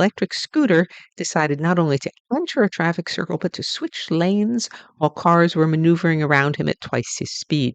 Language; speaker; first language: English; native; English